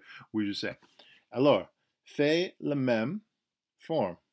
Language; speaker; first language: French; non-native, fluent; English